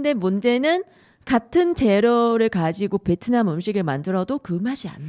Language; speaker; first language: Korean; non-native, fluent; Vietnamese